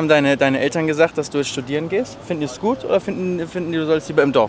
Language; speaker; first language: German; native; German